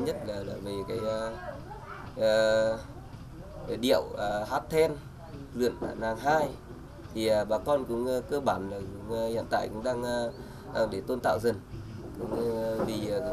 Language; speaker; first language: Vietnamese; non-native, local second language; Tày